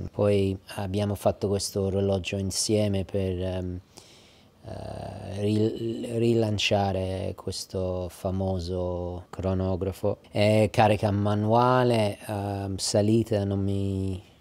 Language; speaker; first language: Italian; early bilingual, heritage; English